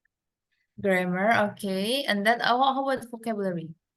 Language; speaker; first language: English; non-native, fluent; Indonesian